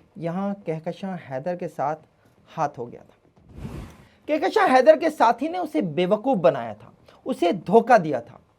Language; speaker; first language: Urdu; native; Urdu